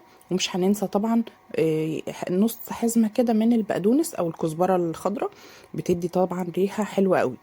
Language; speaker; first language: Arabic; native; Arabic